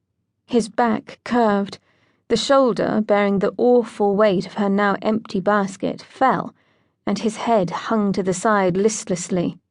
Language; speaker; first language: English; native; English